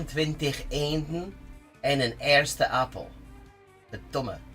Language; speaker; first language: Dutch; non-native, learner; English